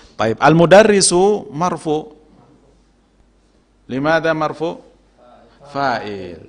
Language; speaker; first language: Arabic; non-native, fluent; Indonesian